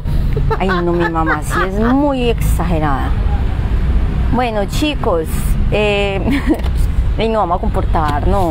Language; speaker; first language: Spanish; native; Spanish